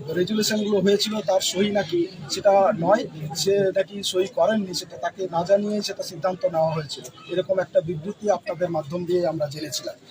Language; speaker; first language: Bangla; non-native, local second language; Santali